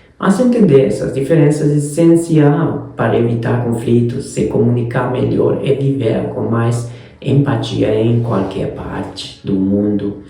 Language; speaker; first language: Portuguese; non-native, fluent; Hungarian